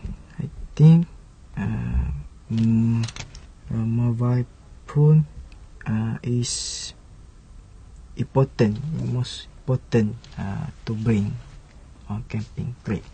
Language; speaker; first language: English; non-native, learner; Malay